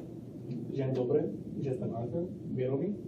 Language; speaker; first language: Polish; non-native, learner; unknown